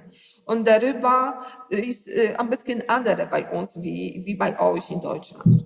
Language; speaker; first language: German; non-native, learner; Polish